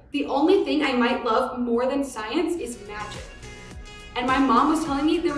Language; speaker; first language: English; native; English